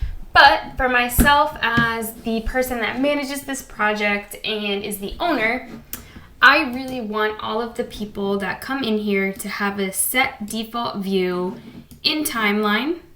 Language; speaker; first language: English; native; English